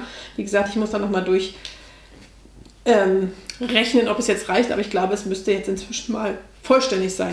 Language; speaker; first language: German; native; German